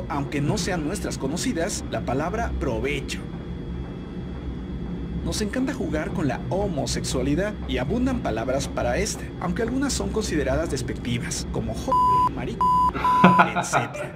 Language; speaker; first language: Spanish; native; Spanish